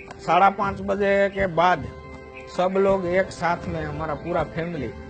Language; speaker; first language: Hindi; non-native, local second language; Gujarati